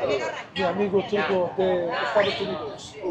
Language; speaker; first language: Spanish; non-native, learner; Turkish